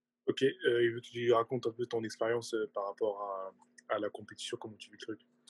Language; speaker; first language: French; native; French